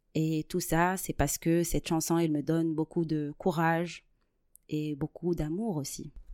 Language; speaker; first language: French; non-native, local second language; Arabic